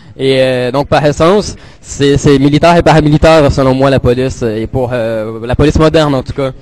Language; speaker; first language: French; native; French